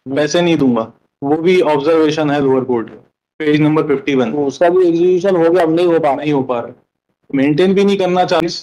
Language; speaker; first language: Hindi; native; Hindi